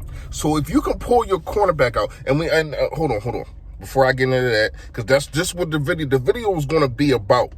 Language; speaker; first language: English; native; English